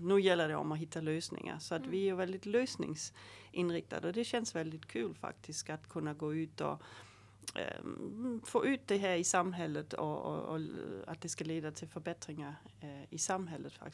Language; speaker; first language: Swedish; native; Swedish